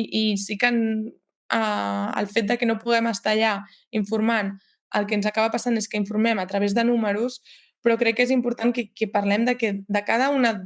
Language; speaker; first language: Catalan; native; Catalan